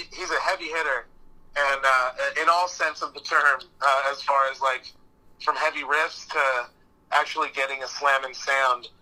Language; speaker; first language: English; native; English